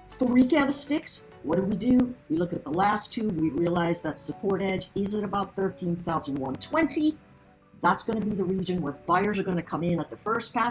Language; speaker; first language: English; native; English